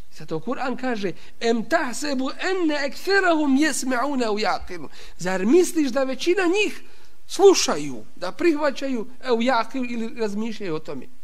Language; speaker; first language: Bosnian; native; Bosnian